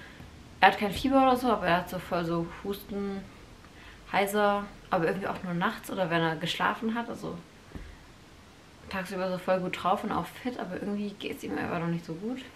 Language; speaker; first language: German; native; German